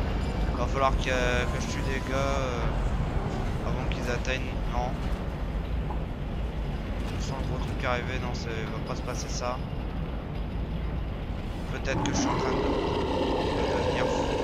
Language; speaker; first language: French; native; French